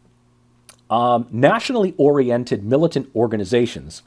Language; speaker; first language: English; native; English